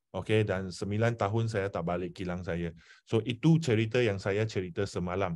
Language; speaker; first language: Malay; non-native, local second language; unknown